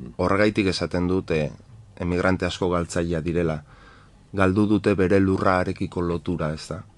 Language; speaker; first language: Basque; non-native, local second language; Spanish